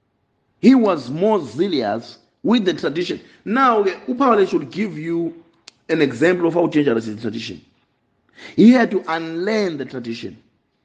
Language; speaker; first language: English; non-native, local second language; Zulu